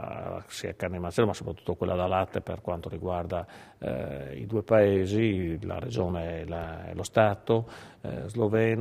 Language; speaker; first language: Italian; native; Italian